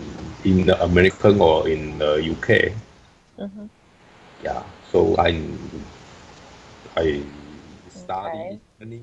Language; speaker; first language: English; non-native, learner; Chinese